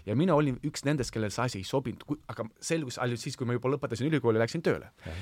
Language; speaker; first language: Estonian; non-native, local second language; Russian